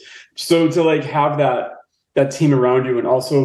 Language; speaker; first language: English; native; English